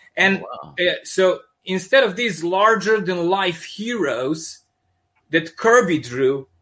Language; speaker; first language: English; non-native, fluent; Serbian